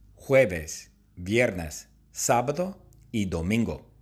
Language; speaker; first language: Spanish; non-native, fluent; English